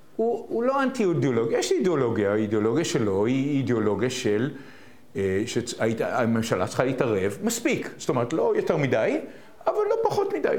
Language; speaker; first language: Hebrew; native; Hebrew